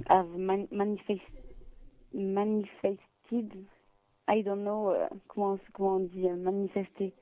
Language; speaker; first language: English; non-native, learner; French